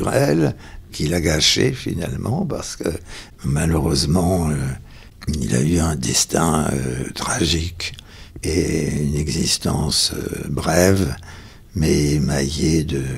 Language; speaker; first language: French; native; French